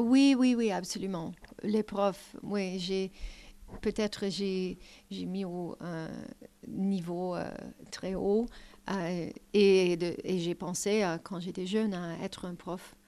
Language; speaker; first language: French; non-native, learner; English